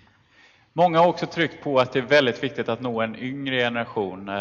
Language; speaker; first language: Swedish; native; Swedish